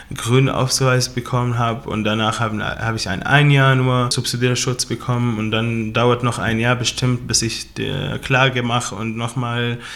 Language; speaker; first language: German; non-native, fluent; Arabic